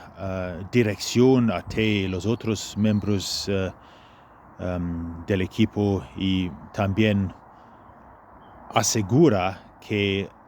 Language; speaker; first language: Spanish; non-native, fluent; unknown